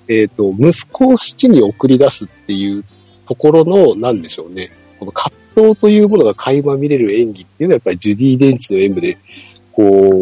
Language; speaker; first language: Japanese; native; Japanese